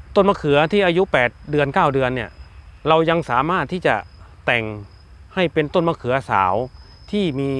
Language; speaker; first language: Thai; non-native, local second language; Northeastern Thai